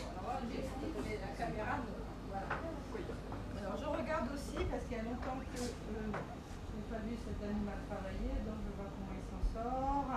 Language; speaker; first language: French; native; French